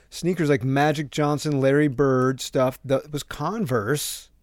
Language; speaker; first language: English; native; English